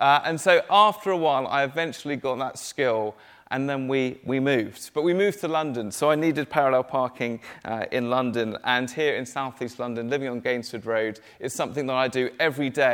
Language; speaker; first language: English; native; English